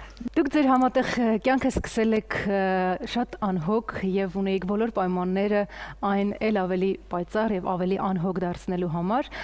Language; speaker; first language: Armenian; native; Armenian